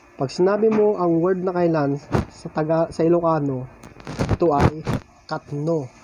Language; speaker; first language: Filipino; non-native, local second language; Iloko